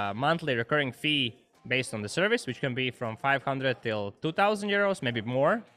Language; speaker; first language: English; non-native, fluent; Latvian